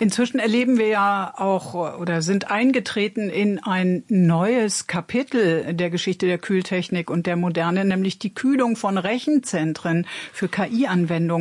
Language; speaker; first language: German; native; German